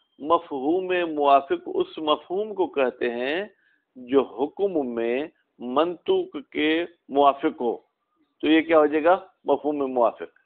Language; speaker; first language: Urdu; non-native, local second language; Sindhi